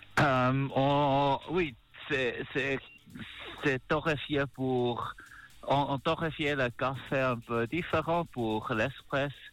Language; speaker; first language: French; non-native, learner; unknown